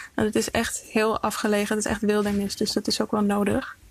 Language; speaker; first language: Dutch; early bilingual, other home language; Icelandic